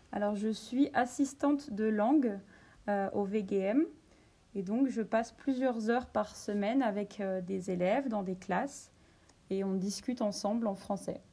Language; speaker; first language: French; native; French